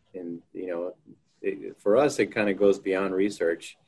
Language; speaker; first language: English; native; English